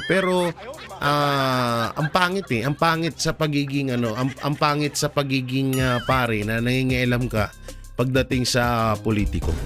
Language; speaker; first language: Filipino; native; Filipino